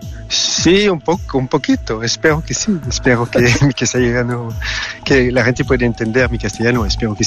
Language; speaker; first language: Spanish; non-native, learner; French